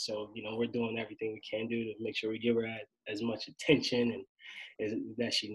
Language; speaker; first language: English; native; English